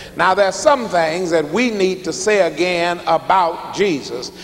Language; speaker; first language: English; native; English